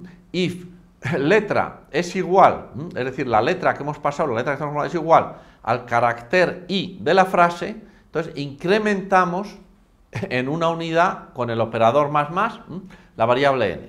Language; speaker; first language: Spanish; native; Spanish